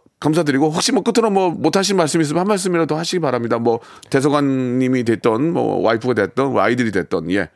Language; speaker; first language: Korean; native; Korean